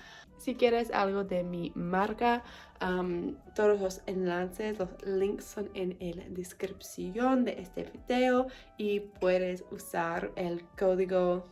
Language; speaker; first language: Spanish; non-native, learner; English